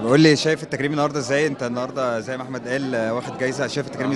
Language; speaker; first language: Arabic; native; Arabic